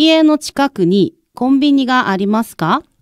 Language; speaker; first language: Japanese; non-native, fluent; Korean